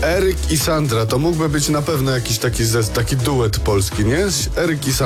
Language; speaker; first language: Polish; native; Polish